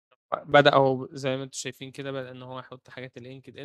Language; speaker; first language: Arabic; native; Arabic